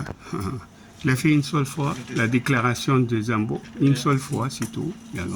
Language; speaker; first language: French; non-native, fluent; Arabic